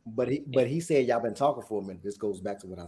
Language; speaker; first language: English; native; English